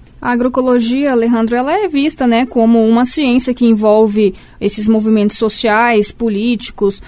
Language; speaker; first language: Portuguese; native; Portuguese